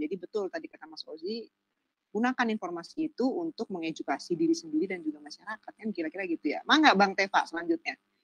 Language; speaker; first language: Indonesian; native; Indonesian